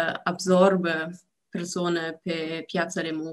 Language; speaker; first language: Romanian; non-native, learner; German